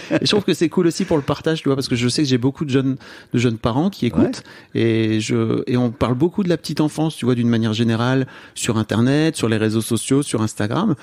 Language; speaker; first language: French; native; French